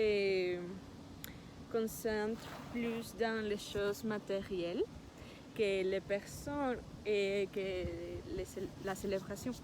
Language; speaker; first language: French; non-native, learner; Spanish